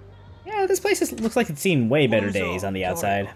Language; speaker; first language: English; native; English